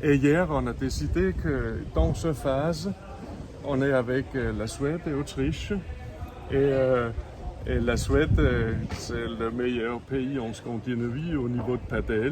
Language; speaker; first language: French; non-native, fluent; Danish